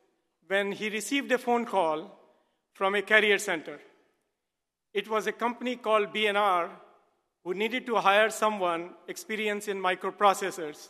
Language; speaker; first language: English; non-native, local second language; Hindi